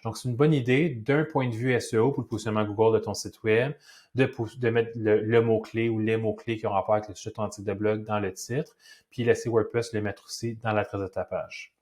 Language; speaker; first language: French; native; French